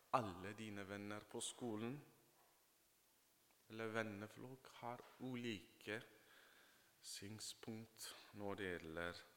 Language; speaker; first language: Norwegian; non-native, fluent; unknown